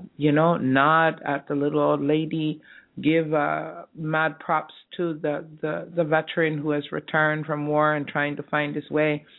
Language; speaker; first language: English; native; English